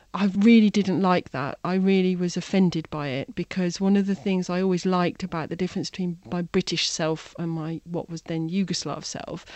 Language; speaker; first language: English; native; English